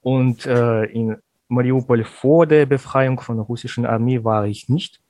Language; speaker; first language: German; non-native, fluent; Russian